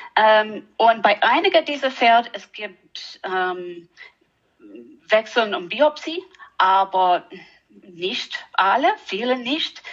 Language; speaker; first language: German; non-native, learner; English